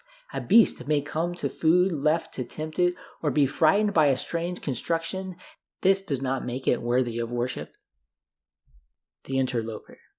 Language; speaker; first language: English; native; English